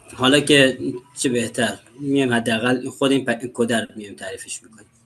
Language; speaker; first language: Persian; native; Persian